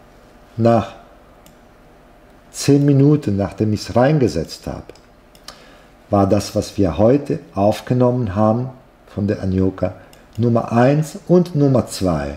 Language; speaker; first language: German; non-native, fluent; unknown